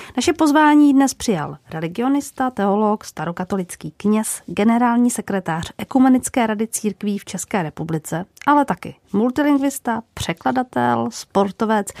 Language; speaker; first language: Czech; native; Czech